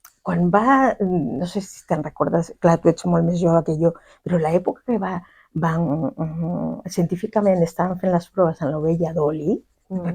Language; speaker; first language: Catalan; non-native, fluent; Spanish